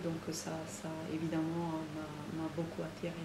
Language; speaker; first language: French; non-native, fluent; Italian